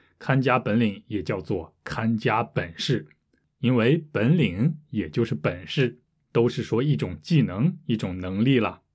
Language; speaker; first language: Chinese; native; Chinese